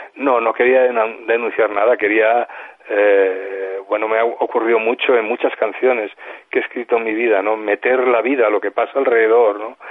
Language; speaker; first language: Spanish; native; Spanish